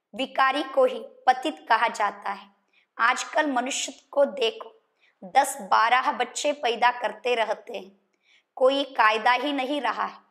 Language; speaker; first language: Hindi; non-native, local second language; Kannada